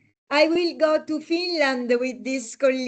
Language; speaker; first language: English; non-native, fluent; Italian